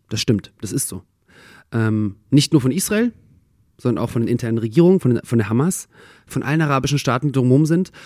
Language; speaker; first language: German; early bilingual, other home language; Russian